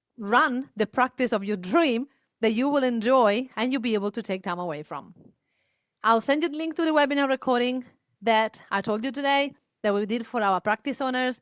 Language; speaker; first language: English; non-native, fluent; Italian